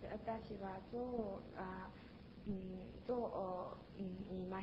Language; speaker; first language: Japanese; non-native, learner; Chinese